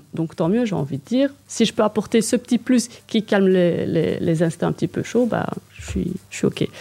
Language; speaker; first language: French; native; French